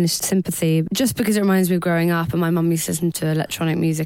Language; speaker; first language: English; native; English